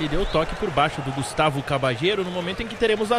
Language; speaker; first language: Portuguese; native; Portuguese